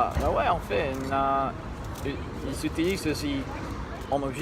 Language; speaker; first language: French; non-native, learner; Spanish